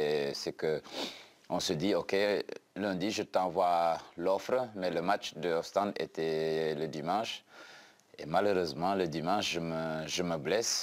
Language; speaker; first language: French; non-native, local second language; Wolof